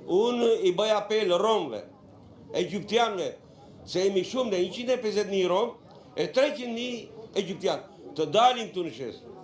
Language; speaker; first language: Albanian; non-native, local second language; Romany